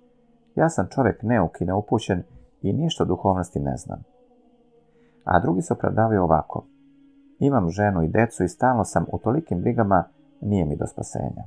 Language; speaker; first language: Serbian; native; Serbian